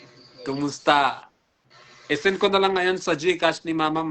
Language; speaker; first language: Filipino; non-native, learner; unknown